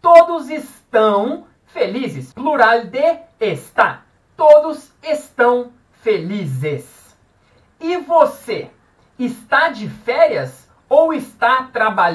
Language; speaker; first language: Spanish; non-native, fluent; Portuguese